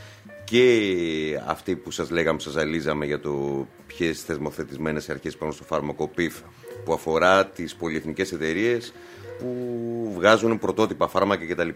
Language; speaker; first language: Greek; native; Greek